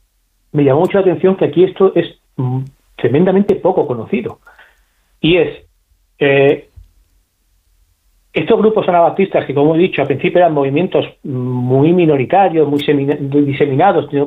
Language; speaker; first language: Spanish; native; Spanish